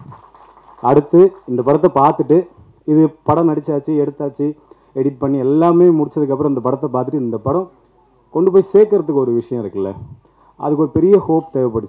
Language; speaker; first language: Tamil; native; Tamil